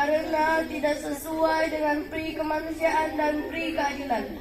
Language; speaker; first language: Indonesian; native; Indonesian